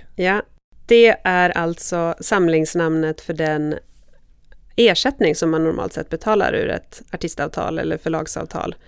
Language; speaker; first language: Swedish; native; Swedish